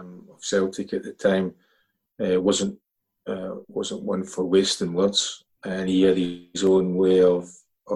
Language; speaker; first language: English; native; English